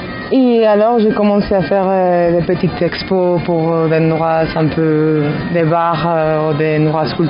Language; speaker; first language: French; non-native, fluent; Spanish